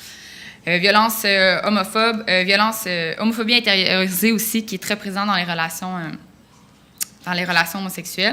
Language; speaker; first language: French; native; French